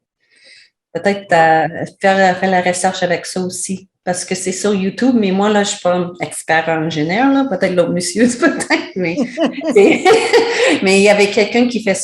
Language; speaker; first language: French; non-native, learner; English